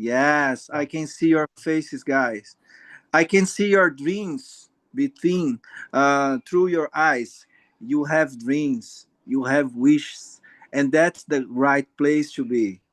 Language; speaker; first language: English; non-native, learner; Portuguese